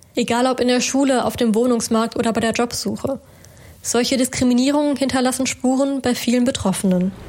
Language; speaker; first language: German; native; German